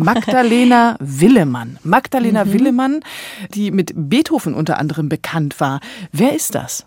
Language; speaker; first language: German; native; German